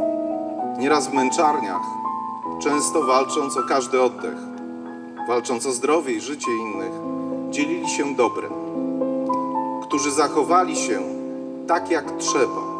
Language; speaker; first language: Polish; native; Polish